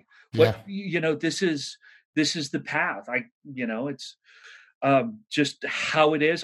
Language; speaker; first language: English; native; English